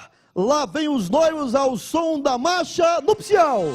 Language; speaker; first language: Portuguese; native; Portuguese